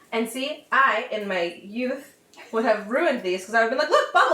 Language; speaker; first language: English; native; English